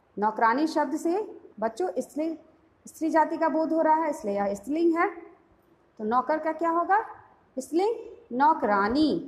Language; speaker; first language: Hindi; native; Hindi